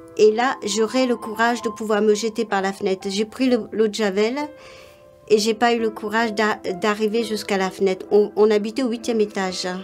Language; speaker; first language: French; non-native, local second language; Morisyen